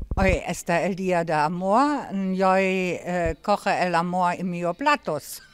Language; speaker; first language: Spanish; non-native, learner; German